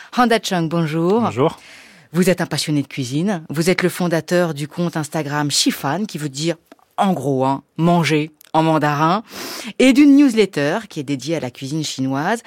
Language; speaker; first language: French; native; French